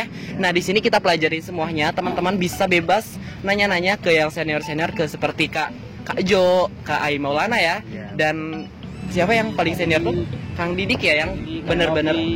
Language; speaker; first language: Indonesian; native; Indonesian